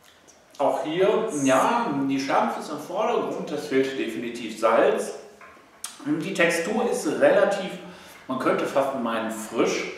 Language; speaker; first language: German; native; German